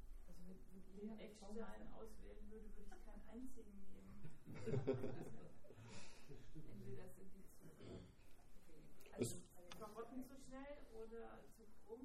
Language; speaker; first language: German; native; German